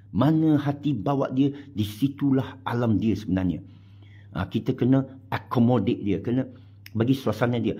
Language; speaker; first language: Malay; non-native, local second language; Chinese